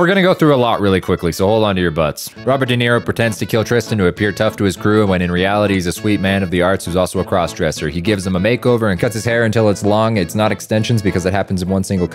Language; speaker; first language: English; native; English